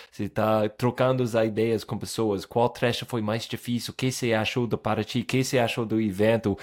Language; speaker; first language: Portuguese; non-native, fluent; English